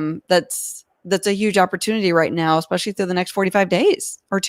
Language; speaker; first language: English; native; English